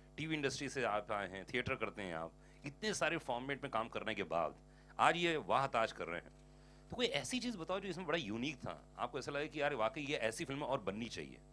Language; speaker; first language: Hindi; native; Hindi